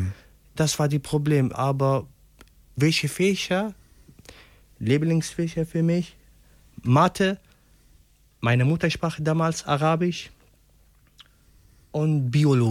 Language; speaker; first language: German; non-native, learner; Arabic